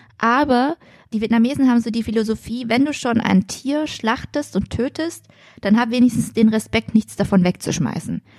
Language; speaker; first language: German; early bilingual, other home language; Vietnamese